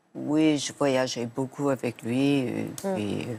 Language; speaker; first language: French; non-native, fluent; English